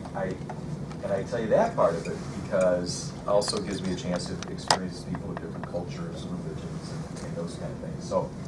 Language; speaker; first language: English; native; English